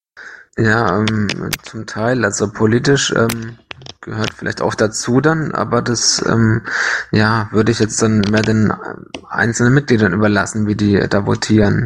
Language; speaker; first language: German; native; German